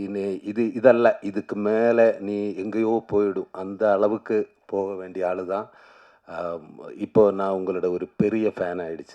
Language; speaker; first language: Tamil; non-native, learner; Malayalam